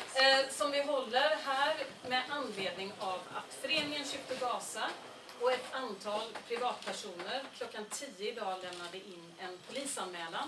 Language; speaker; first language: Swedish; native; Swedish